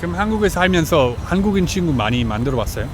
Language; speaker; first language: Korean; non-native, fluent; English